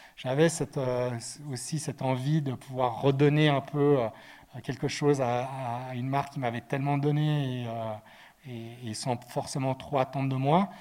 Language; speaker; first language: French; native; French